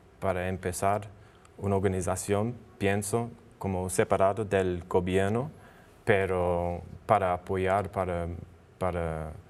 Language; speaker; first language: Spanish; non-native, learner; English